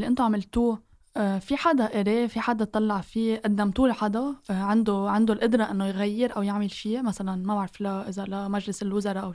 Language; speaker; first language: Arabic; native; Arabic